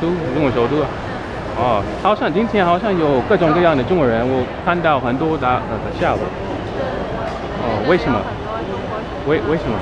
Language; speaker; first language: Chinese; non-native, fluent; English